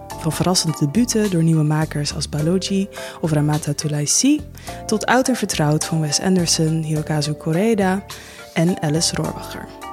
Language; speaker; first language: Dutch; native; Dutch